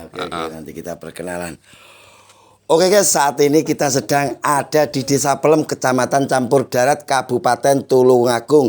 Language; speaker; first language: Indonesian; native; Indonesian